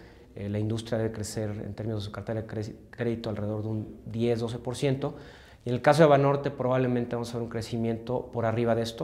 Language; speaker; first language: Spanish; native; Spanish